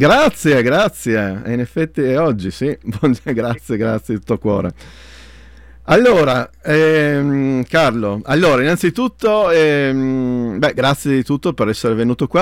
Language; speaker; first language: Italian; native; Italian